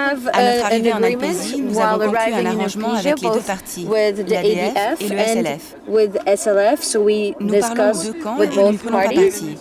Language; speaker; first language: French; native; French